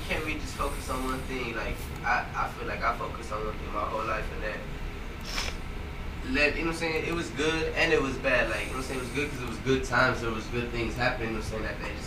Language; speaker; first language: English; native; English